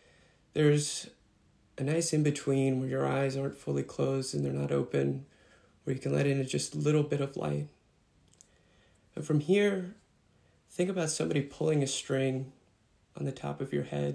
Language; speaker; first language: English; native; English